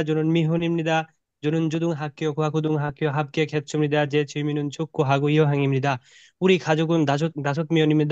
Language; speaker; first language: Korean; non-native, learner; Bangla